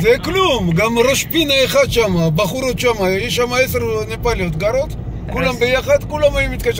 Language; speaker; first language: Hebrew; non-native, fluent; Nepali